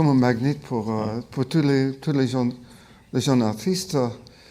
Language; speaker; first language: French; non-native, fluent; English